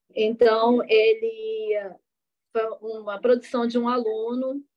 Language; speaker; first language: Portuguese; native; Portuguese